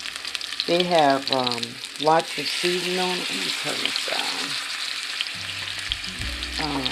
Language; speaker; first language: English; native; English